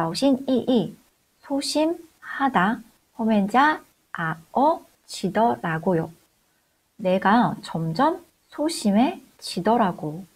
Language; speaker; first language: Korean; non-native, fluent; Chinese